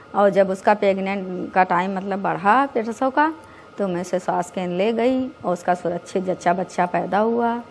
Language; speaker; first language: Hindi; native; Hindi